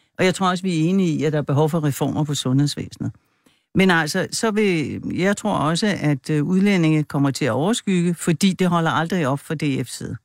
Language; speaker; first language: Danish; native; Danish